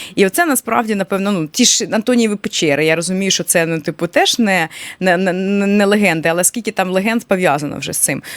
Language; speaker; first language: Ukrainian; native; Ukrainian